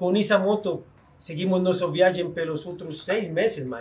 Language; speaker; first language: Portuguese; non-native, fluent; Spanish